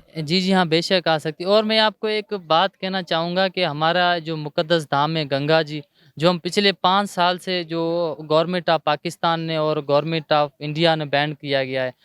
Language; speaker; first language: Urdu; non-native, local second language; Sindhi